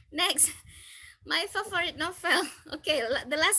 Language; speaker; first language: English; non-native, fluent; Indonesian